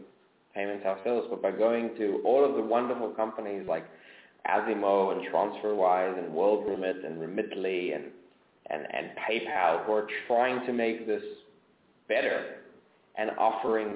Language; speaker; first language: English; native; English